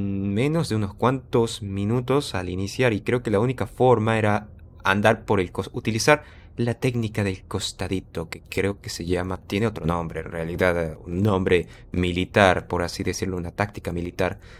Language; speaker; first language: Spanish; native; Spanish